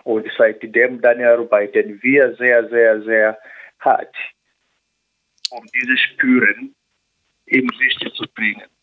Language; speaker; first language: German; non-native, learner; Swahili